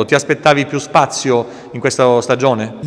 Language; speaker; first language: Italian; native; Italian